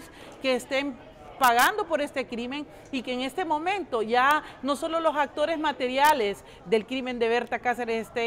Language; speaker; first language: Spanish; native; Spanish